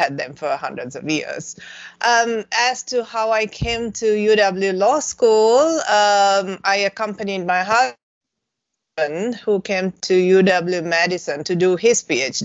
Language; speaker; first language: English; non-native, local second language; Sinhala